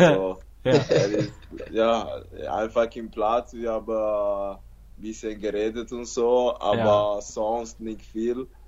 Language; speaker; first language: German; non-native, learner; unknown